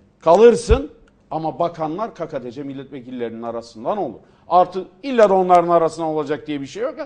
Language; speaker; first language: Turkish; native; Turkish